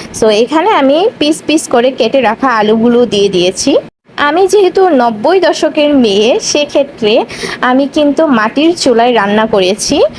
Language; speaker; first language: Bangla; non-native, local second language; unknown